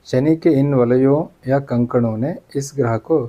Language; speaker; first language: Hindi; non-native, local second language; Kannada